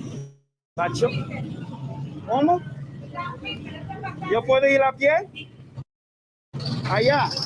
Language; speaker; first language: Spanish; non-native, learner; English